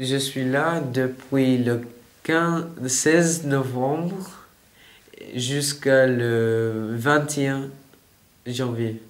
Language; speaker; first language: French; non-native, learner; English